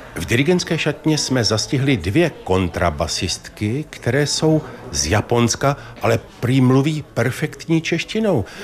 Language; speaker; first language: Czech; native; Czech